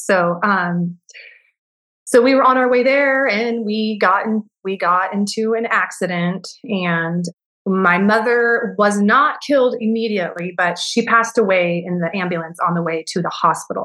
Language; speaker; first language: English; native; English